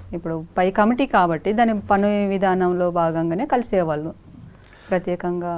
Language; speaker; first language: Telugu; native; Telugu